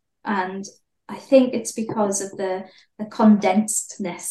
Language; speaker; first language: English; native; English